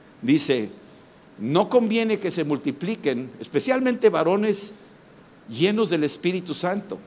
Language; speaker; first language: Spanish; native; Spanish